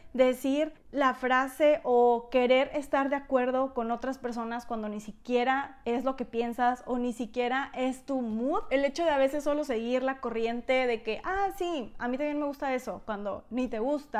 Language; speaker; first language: Spanish; native; Spanish